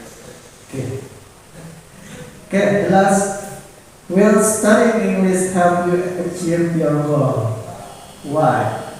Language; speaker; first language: English; non-native, learner; Indonesian